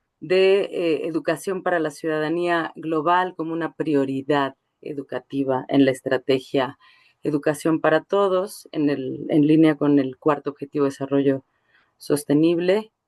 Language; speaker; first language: Spanish; native; Spanish